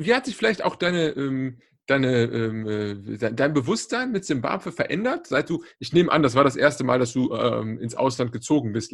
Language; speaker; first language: German; native; German